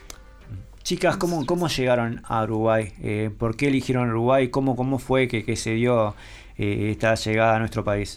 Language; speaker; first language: Spanish; native; Spanish